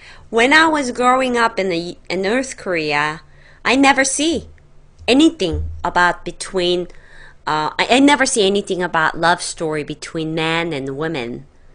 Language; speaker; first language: English; non-native, fluent; Korean